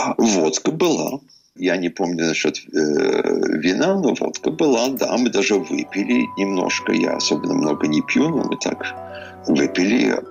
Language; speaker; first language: Russian; early bilingual, heritage; Russian